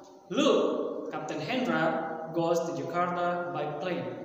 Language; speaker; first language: English; non-native, fluent; Indonesian